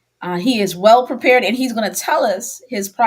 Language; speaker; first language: English; native; English